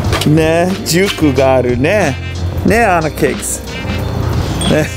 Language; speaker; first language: Japanese; non-native, learner; English